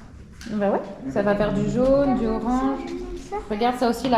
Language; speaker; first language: French; native; French